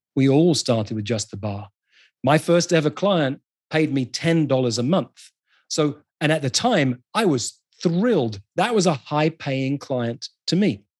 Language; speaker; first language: English; native; English